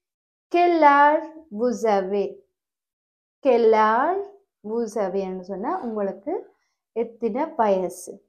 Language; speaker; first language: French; non-native, fluent; Tamil